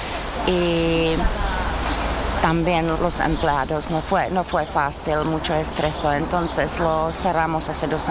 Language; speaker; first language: Spanish; non-native, learner; Czech